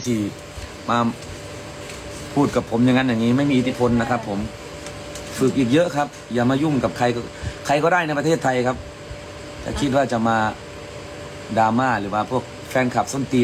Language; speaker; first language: Thai; native; Thai